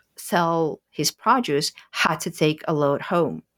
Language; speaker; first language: English; early bilingual, other home language; Russian